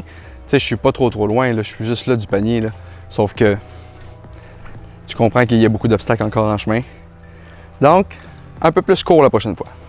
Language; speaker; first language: French; native; French